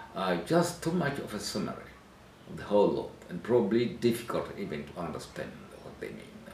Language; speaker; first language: English; non-native, local second language; Swahili